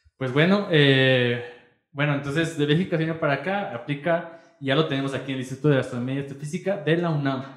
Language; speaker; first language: Spanish; native; Spanish